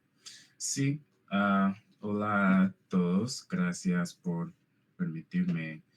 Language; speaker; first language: Spanish; non-native, fluent; English